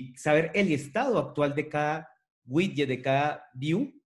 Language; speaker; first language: Spanish; native; Spanish